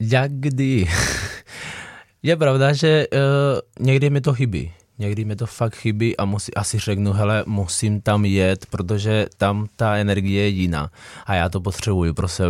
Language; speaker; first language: Czech; non-native, fluent; Spanish